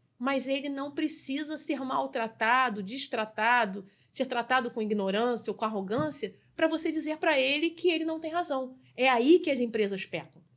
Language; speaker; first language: Portuguese; native; Portuguese